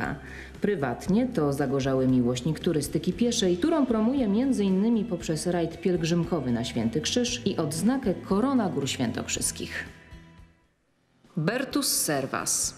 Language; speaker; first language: Polish; native; Polish